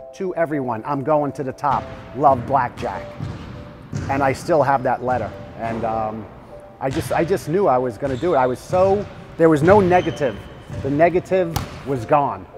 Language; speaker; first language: English; native; English